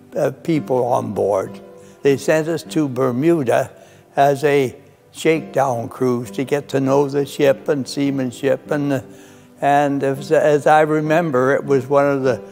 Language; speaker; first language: English; native; English